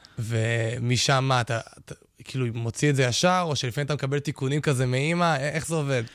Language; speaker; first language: Hebrew; native; Hebrew